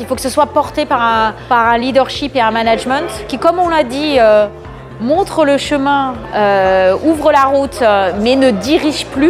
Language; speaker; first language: French; native; French